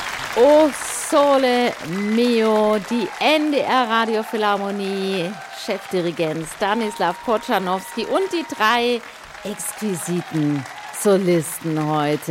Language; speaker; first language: German; native; German